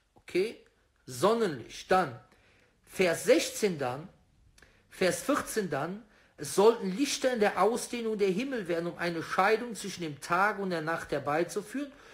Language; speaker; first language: German; native; German